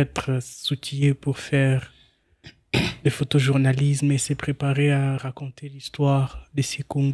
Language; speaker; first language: French; non-native, local second language; Swahili